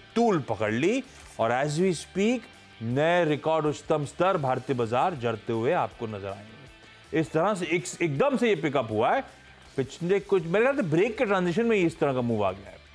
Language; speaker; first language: Hindi; native; Hindi